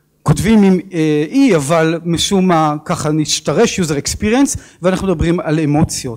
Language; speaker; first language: Hebrew; native; Hebrew